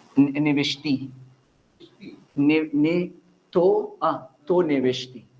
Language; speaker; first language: Persian; non-native, fluent; Urdu